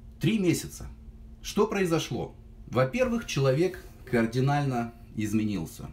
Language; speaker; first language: Russian; native; Russian